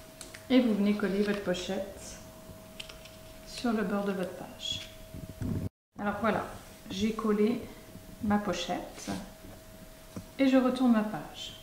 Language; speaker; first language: French; native; French